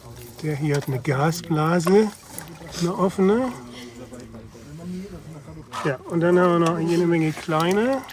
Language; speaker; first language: German; native; German